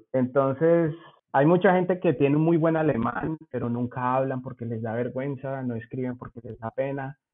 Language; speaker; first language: Spanish; native; Spanish